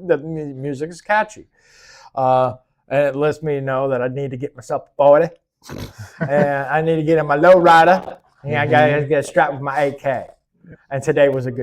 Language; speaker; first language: English; native; English